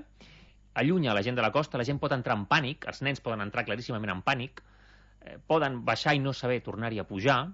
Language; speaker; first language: Catalan; native; Catalan